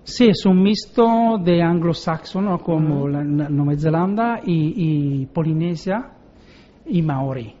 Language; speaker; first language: Spanish; non-native, learner; Italian